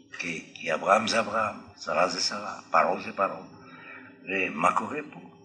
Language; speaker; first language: Hebrew; non-native, fluent; French